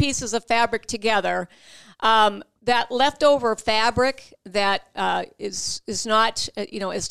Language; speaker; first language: English; native; English